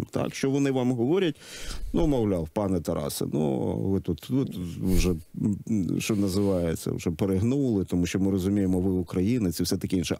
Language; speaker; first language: Ukrainian; native; Ukrainian